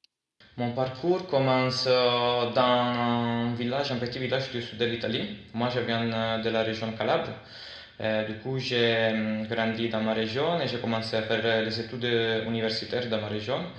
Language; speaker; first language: French; non-native, fluent; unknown